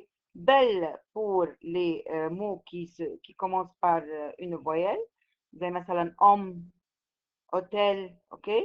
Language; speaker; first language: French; non-native, fluent; Arabic